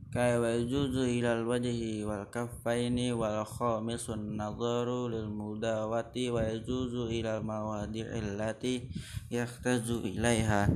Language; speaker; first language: Arabic; non-native, learner; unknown